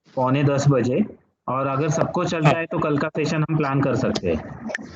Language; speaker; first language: Hindi; non-native, local second language; Marathi